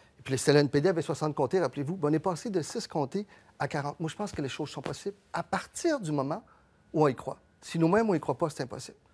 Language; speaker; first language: French; early bilingual, other home language; Spanish